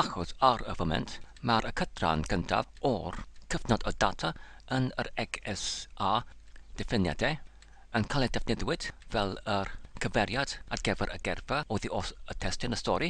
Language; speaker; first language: Welsh; non-native, fluent; English